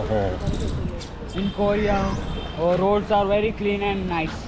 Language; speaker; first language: English; non-native, local second language; Hindi